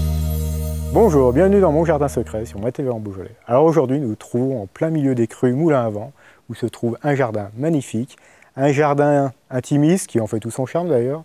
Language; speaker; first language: French; native; French